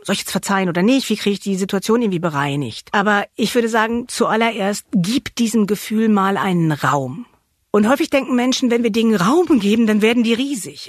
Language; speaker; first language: German; native; German